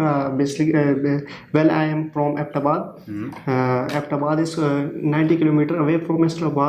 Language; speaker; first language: English; non-native, learner; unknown